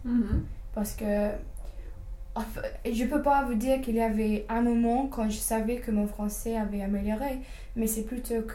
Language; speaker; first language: French; non-native, fluent; English